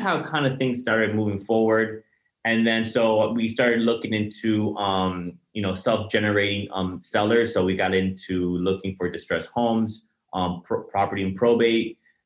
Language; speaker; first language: English; native; English